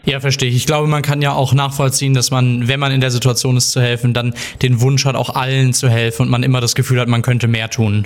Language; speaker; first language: German; native; German